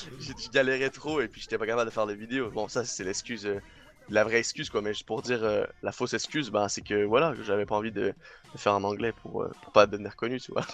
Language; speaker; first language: French; non-native, local second language; English